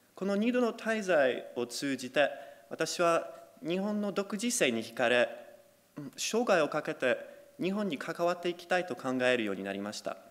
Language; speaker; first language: Japanese; non-native, fluent; Polish